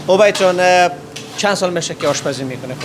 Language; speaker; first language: Persian; native; Persian